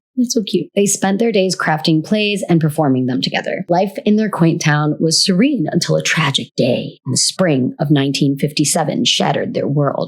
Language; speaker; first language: English; native; English